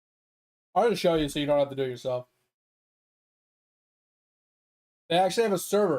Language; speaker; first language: English; native; English